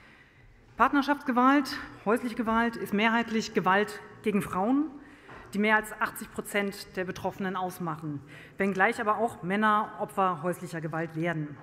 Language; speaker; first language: German; native; German